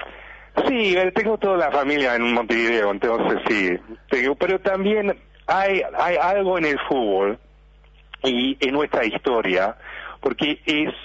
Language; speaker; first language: Spanish; early bilingual, heritage; Spanish